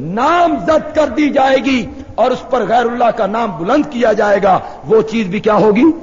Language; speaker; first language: Urdu; non-native, local second language; Punjabi